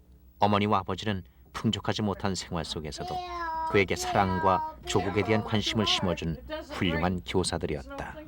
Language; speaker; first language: Korean; native; Korean